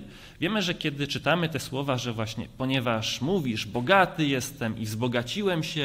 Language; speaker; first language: Polish; native; Polish